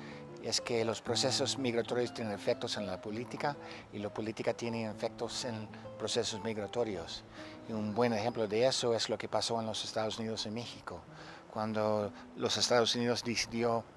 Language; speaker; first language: Spanish; non-native, fluent; English